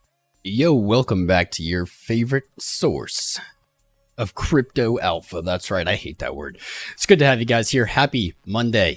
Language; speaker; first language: English; native; English